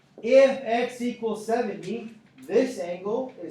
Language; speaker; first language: English; native; English